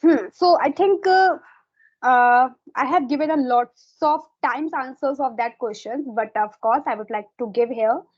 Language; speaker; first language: English; non-native, fluent; Hindi